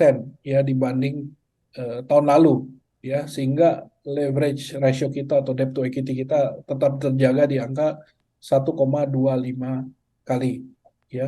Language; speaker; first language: Indonesian; native; Indonesian